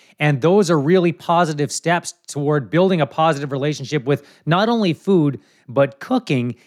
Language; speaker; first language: English; native; English